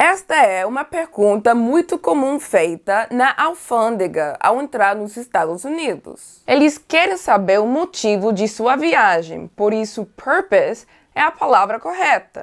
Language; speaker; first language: Portuguese; non-native, fluent; English